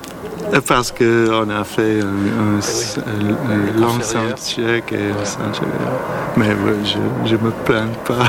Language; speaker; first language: French; non-native, learner; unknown